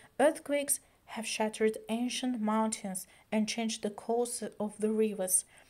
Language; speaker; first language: English; non-native, fluent; Azerbaijani